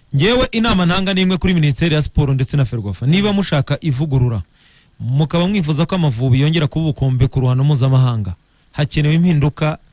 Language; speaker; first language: Kinyarwanda; native; Kinyarwanda